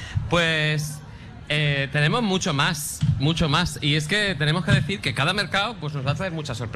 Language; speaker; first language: Spanish; native; Spanish